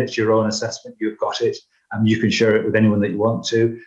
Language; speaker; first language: English; native; English